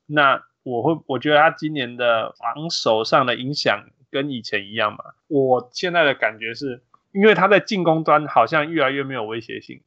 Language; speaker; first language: Chinese; early bilingual, heritage; Chinese